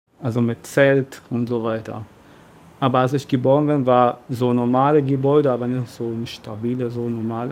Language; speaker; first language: German; non-native, learner; Arabic